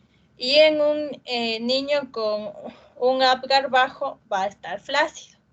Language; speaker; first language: Spanish; native; Spanish